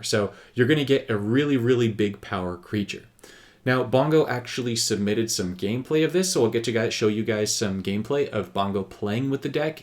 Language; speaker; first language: English; native; English